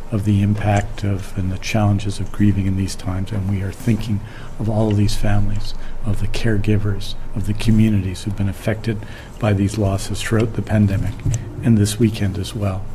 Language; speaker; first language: English; native; English